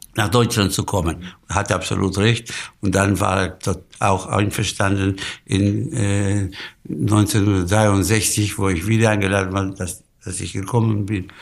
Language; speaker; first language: German; non-native, fluent; Spanish